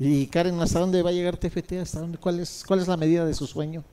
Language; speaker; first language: Spanish; native; Spanish